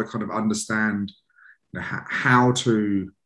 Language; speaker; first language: English; native; English